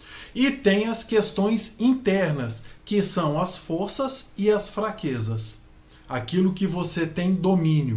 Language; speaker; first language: Portuguese; native; Portuguese